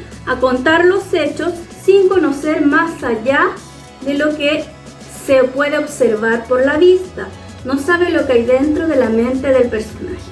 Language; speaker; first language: Spanish; native; Spanish